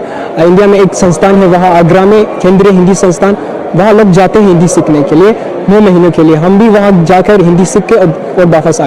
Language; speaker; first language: Hindi; non-native, fluent; Hausa